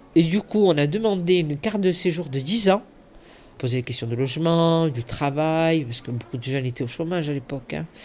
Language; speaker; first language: French; early bilingual, other home language; Arabic